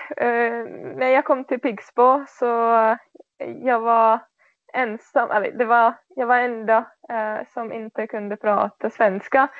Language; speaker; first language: Swedish; non-native, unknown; Czech